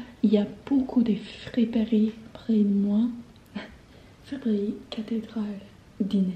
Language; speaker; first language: French; non-native, learner; English